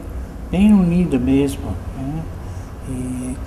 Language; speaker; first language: Portuguese; non-native, fluent; English